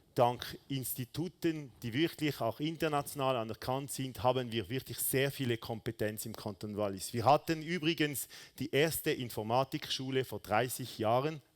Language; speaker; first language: German; non-native, local second language; French